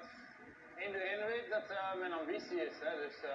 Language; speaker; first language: Dutch; non-native, local second language; French